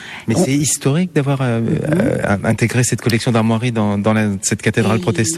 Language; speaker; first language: French; native; French